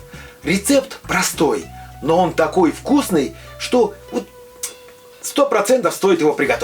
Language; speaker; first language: Russian; native; Russian